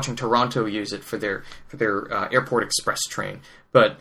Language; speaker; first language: English; native; English